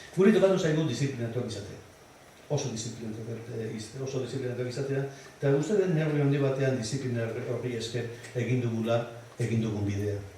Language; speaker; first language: Basque; native; Basque